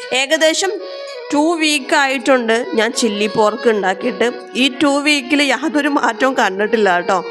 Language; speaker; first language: Malayalam; native; Malayalam